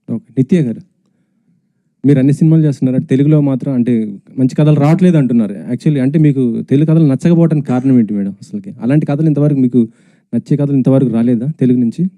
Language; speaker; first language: Telugu; native; Telugu